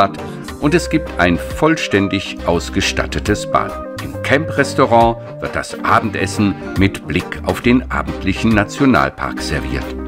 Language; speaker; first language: German; native; German